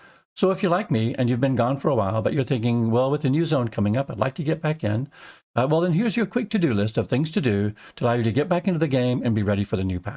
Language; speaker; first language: English; native; English